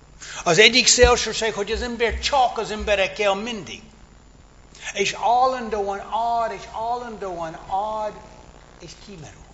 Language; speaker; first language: Hungarian; non-native, fluent; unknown